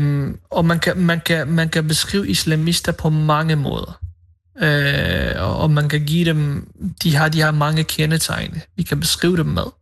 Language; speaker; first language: Danish; early bilingual, other home language; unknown